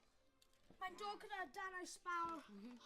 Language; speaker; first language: Welsh; non-native, local second language; English